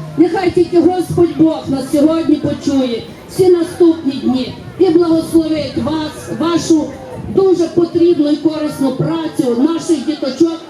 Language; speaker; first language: Ukrainian; native; Ukrainian